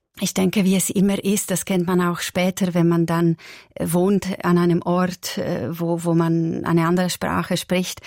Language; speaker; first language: German; non-native, local second language; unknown